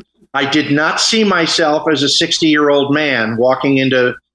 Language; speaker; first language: English; native; English